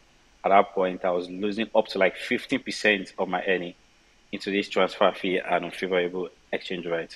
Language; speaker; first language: English; non-native, local second language; Yoruba